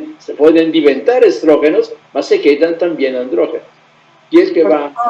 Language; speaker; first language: Spanish; non-native, fluent; Italian